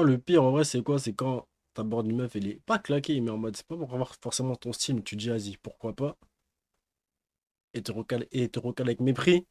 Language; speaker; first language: French; native; French